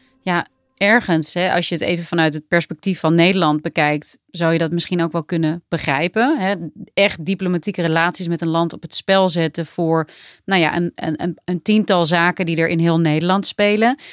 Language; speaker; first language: Dutch; native; Dutch